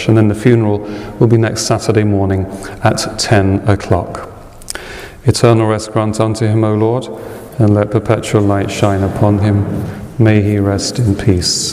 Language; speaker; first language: English; native; English